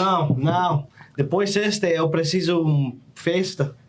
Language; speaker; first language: Portuguese; non-native, learner; English